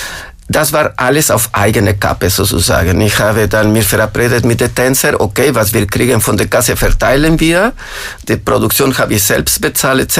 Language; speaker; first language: German; non-native, fluent; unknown